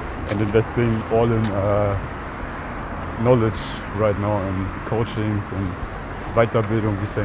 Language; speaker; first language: English; non-native, fluent; German